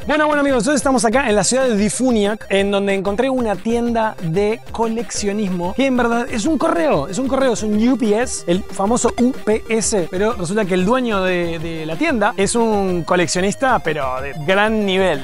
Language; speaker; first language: Spanish; native; Spanish